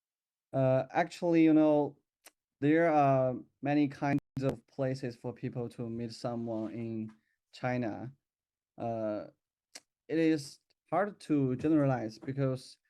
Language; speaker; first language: English; non-native, learner; Chinese